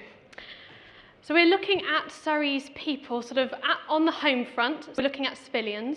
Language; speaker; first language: English; native; English